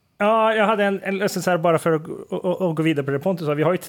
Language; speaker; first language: Swedish; non-native, fluent; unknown